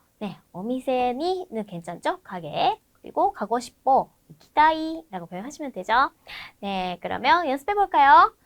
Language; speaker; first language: Korean; non-native, fluent; Japanese